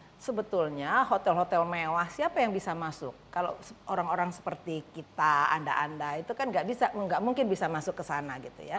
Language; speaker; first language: Indonesian; native; Indonesian